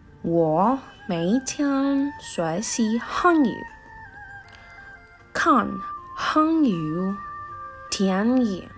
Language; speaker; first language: Chinese; non-native, learner; Spanish